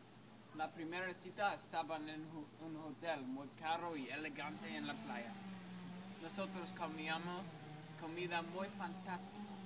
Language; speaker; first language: Spanish; non-native, learner; English